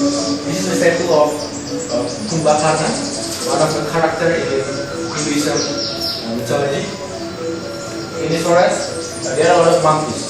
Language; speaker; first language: English; non-native, local second language; Indonesian